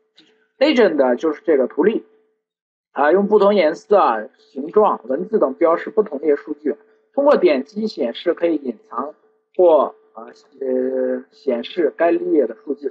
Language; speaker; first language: Chinese; native; Chinese